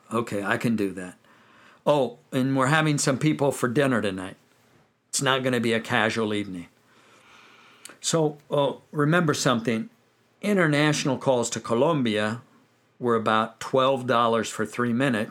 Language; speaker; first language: English; native; English